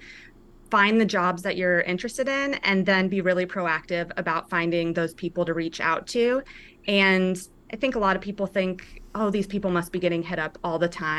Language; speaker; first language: English; native; English